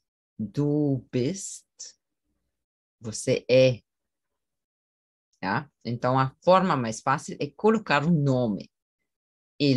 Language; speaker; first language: Portuguese; non-native, fluent; German